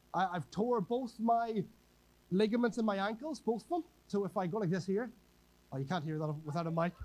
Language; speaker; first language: English; native; English